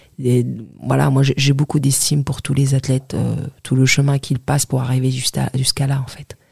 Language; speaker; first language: French; non-native, local second language; Arabic